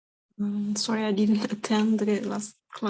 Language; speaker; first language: English; non-native, learner; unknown